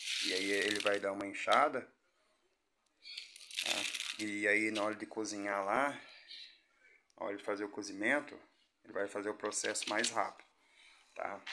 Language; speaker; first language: Portuguese; native; Portuguese